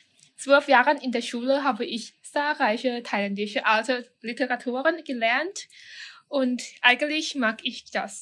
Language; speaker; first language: German; non-native, fluent; Thai